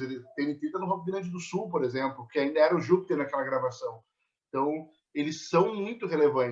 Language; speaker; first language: Portuguese; native; Portuguese